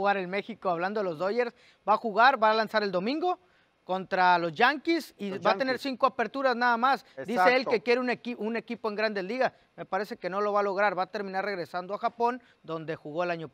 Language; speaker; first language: Spanish; native; Spanish